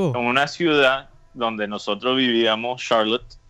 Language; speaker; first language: Spanish; non-native, fluent; English